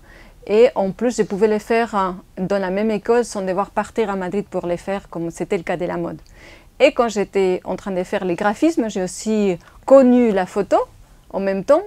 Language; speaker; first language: French; non-native, fluent; Spanish